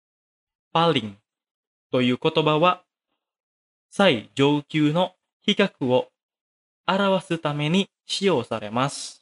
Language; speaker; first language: Japanese; non-native, fluent; Indonesian